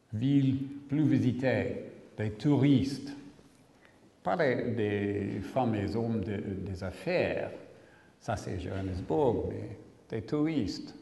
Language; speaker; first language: French; non-native, learner; English